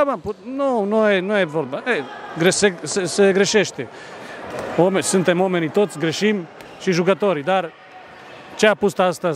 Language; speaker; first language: Romanian; non-native, fluent; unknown